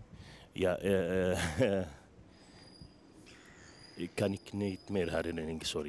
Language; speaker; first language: Dutch; non-native, learner; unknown